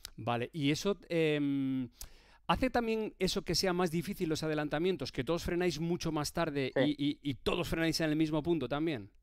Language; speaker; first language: Spanish; native; Spanish